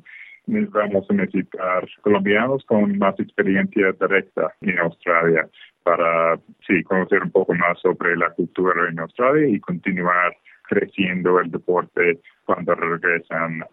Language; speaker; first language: Spanish; non-native, fluent; English